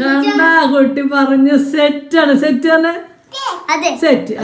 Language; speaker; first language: Malayalam; native; Malayalam